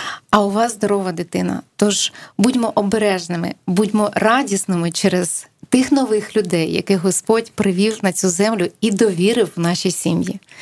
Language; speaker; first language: Ukrainian; native; Ukrainian